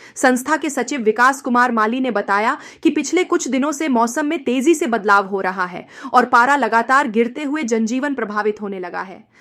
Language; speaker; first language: Hindi; native; Hindi